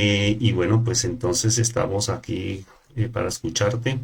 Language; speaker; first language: Spanish; native; Spanish